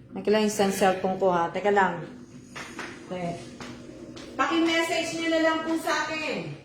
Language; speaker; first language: Filipino; non-native, local second language; Cebuano